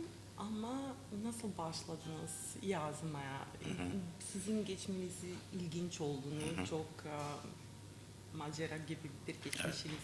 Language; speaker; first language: Turkish; non-native, learner; Macedonian